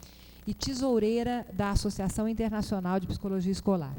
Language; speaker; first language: Portuguese; native; Portuguese